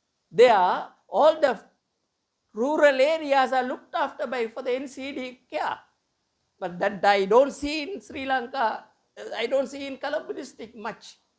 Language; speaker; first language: English; non-native, local second language; Tamil